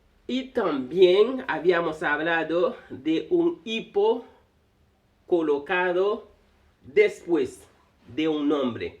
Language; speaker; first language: Spanish; non-native, fluent; Haitian Creole